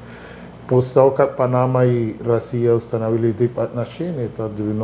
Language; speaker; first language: Russian; non-native, fluent; Spanish